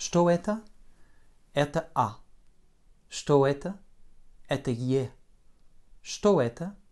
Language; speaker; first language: Russian; non-native, fluent; French